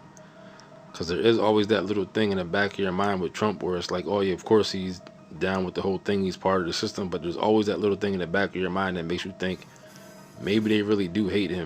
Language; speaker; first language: English; native; English